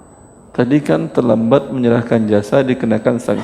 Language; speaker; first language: Indonesian; native; Indonesian